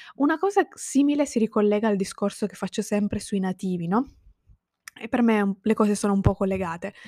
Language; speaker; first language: Italian; native; Italian